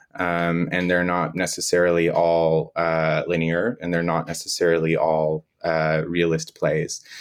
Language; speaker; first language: English; native; English